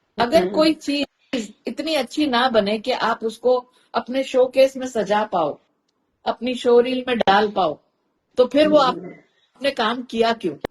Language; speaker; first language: Hindi; native; Hindi